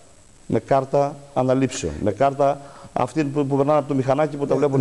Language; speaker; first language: Greek; native; Greek